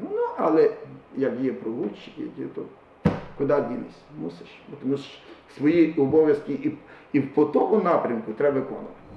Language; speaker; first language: Ukrainian; native; Ukrainian